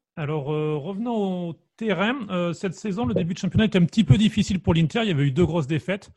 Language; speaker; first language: French; native; French